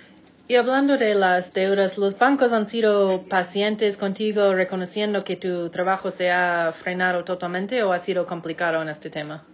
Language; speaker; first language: Spanish; non-native, fluent; English